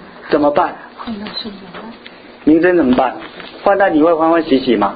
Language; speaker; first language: Chinese; native; Chinese